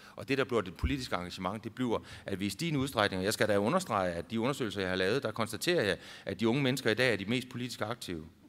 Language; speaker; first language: Danish; native; Danish